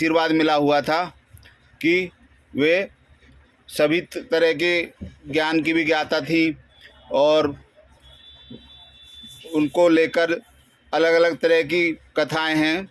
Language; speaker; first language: Hindi; native; Hindi